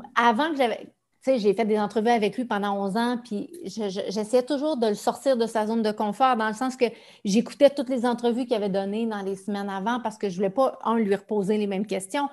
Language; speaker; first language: French; native; French